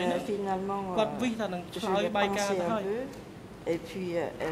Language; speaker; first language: French; non-native, local second language; Khmer